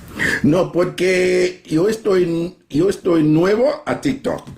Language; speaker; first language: Spanish; non-native, learner; Jamaican Creole English